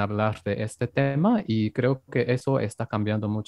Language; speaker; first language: Spanish; non-native, fluent; Japanese